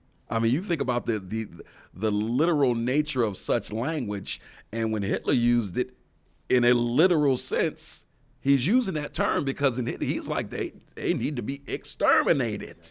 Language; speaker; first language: English; native; English